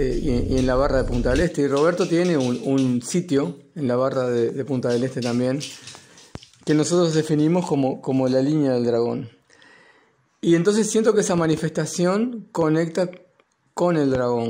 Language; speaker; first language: Spanish; native; Spanish